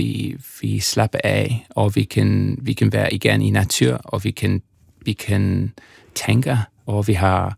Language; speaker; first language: Danish; non-native, learner; English